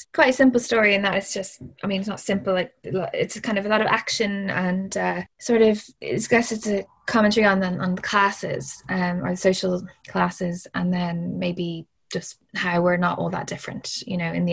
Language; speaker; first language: English; native; English